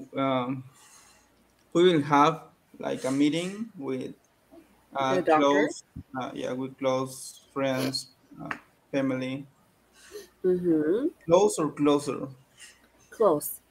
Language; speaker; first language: English; non-native, learner; Spanish